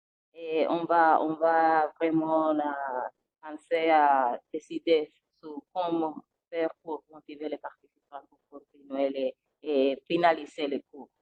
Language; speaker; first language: French; non-native, fluent; Spanish